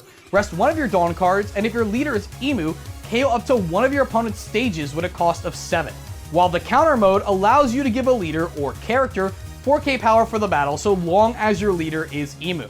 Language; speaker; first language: English; native; English